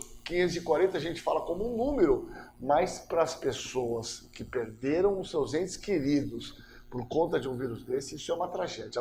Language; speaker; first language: Portuguese; native; Portuguese